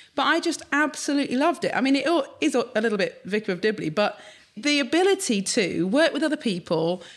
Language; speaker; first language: English; native; English